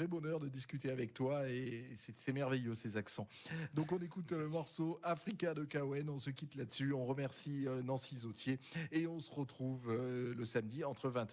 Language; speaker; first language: French; native; French